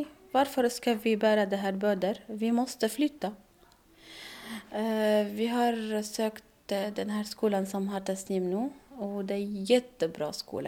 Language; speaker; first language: Swedish; non-native, learner; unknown